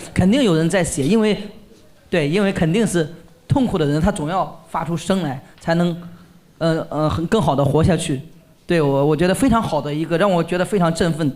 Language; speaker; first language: Chinese; native; Chinese